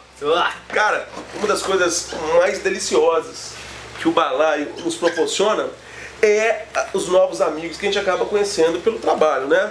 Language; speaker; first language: Portuguese; native; Portuguese